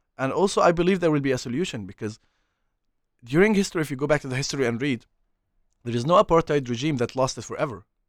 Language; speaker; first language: English; non-native, fluent; Arabic